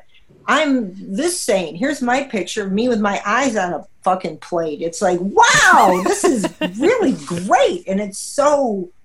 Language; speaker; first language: English; native; English